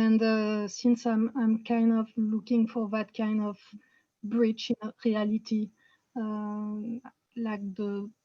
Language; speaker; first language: English; non-native, fluent; French